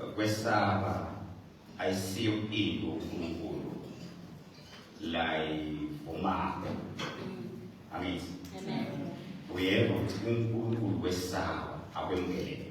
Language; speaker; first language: Zulu; non-native, local second language; Swati